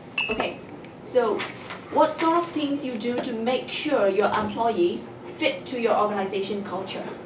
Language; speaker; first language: English; non-native, fluent; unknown